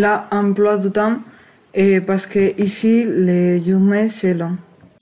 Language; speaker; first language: French; non-native, learner; Spanish